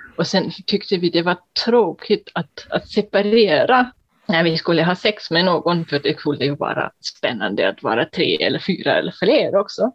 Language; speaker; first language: Swedish; non-native, fluent; German